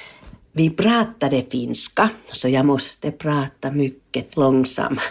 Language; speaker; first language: Swedish; non-native, learner; Finnish